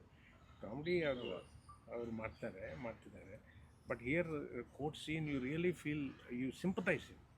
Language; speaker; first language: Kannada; non-native, learner; Telugu